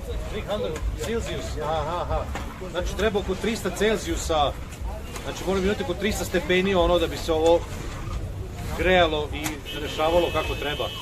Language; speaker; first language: Bosnian; native; Bosnian